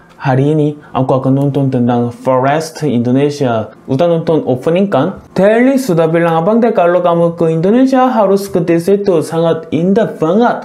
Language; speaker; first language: Indonesian; non-native, learner; Korean